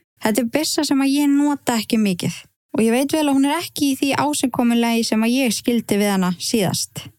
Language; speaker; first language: Icelandic; native; Icelandic